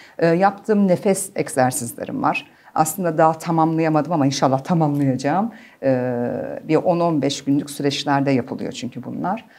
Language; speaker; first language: Turkish; early bilingual, heritage; Turkish